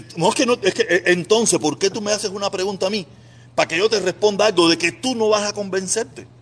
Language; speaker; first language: Spanish; native; Spanish